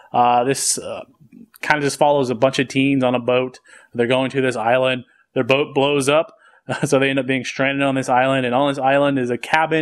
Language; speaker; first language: English; native; English